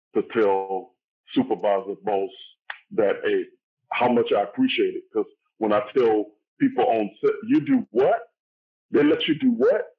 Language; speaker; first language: English; native; English